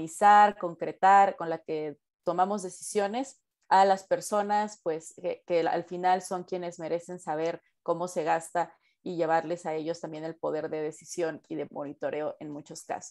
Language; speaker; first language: Spanish; native; Spanish